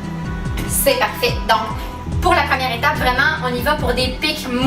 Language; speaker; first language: French; native; French